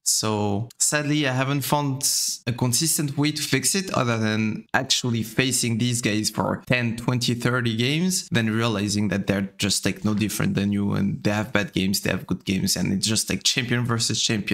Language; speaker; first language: English; non-native, fluent; French